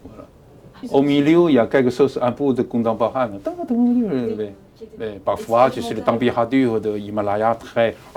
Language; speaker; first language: French; non-native, learner; Chinese